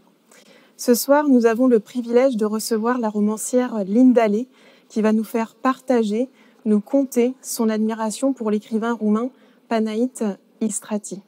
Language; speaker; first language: French; native; French